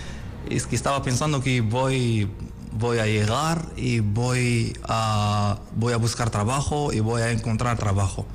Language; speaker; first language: Spanish; non-native, fluent; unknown